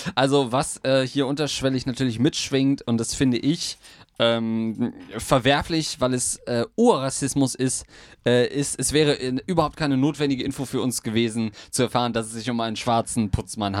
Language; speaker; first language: German; native; German